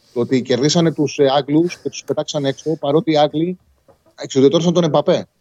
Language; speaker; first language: Greek; native; Greek